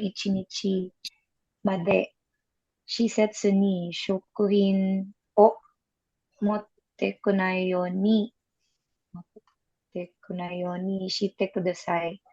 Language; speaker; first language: Japanese; non-native, learner; Filipino